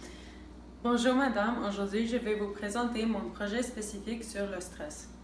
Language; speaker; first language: French; non-native, local second language; English